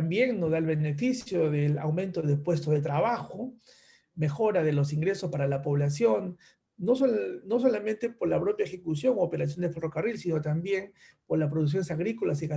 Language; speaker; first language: Spanish; native; Spanish